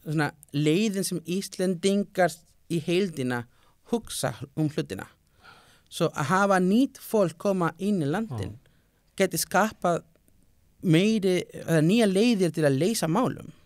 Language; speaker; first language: Icelandic; non-native, learner; Spanish